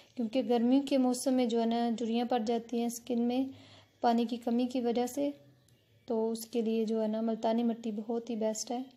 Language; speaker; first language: Urdu; native; Urdu